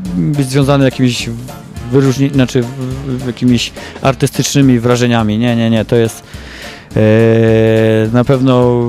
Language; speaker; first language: Polish; native; Polish